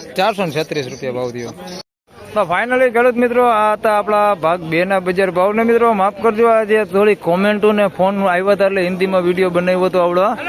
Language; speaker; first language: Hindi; non-native, local second language; Gujarati